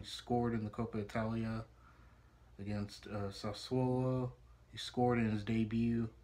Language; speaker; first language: English; native; English